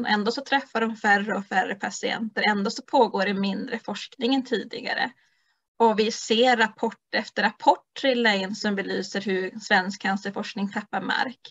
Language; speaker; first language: Swedish; native; Swedish